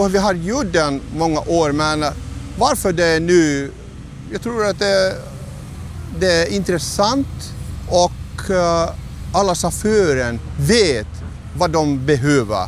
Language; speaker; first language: Swedish; non-native, local second language; Finnish